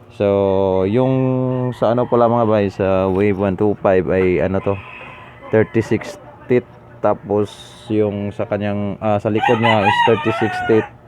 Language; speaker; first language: Filipino; non-native, local second language; Cebuano